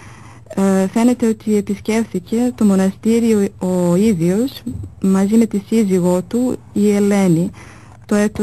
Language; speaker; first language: Greek; non-native, fluent; Serbian